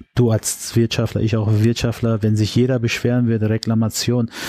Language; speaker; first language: German; early bilingual, other home language; Turkish